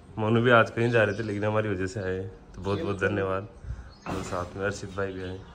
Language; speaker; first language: Hindi; native; Hindi